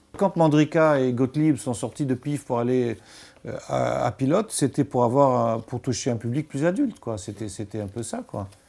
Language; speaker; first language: French; non-native, local second language; Arabic